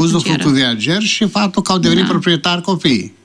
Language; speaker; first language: Romanian; native; Romanian